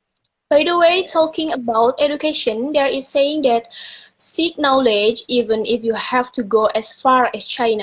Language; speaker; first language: English; non-native, learner; Indonesian